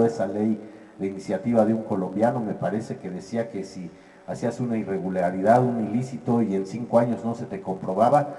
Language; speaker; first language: Spanish; native; Spanish